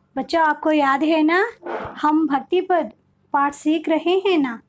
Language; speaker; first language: Hindi; non-native, local second language; Telugu